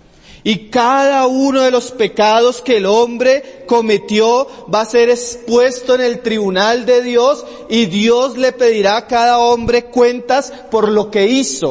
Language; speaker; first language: Spanish; native; Spanish